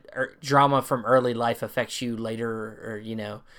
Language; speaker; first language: English; native; English